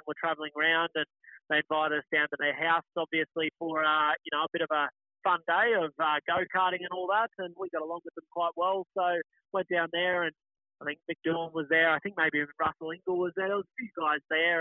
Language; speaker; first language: English; native; English